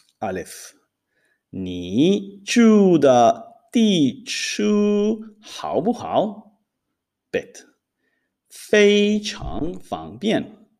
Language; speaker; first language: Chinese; non-native, fluent; Hebrew